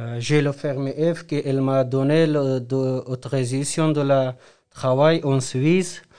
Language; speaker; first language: French; non-native, learner; Persian